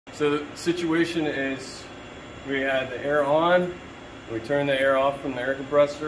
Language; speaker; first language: English; native; English